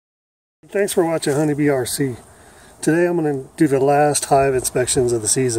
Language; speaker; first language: English; native; English